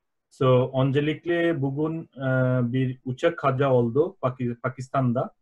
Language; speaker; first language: Turkish; non-native, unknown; Bangla